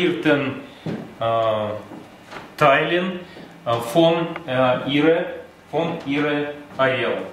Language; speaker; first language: German; non-native, learner; Russian